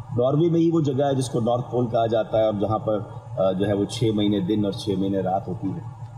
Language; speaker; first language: Urdu; native; Urdu